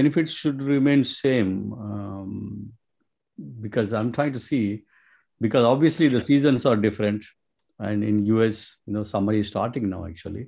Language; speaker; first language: English; non-native, local second language; Telugu